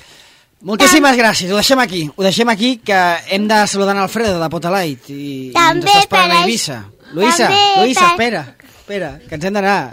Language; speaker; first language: Catalan; native; Catalan